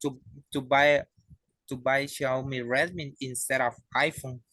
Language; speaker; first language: English; non-native, learner; Spanish